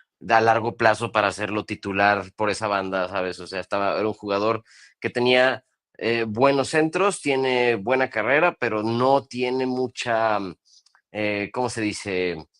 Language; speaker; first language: Spanish; native; Spanish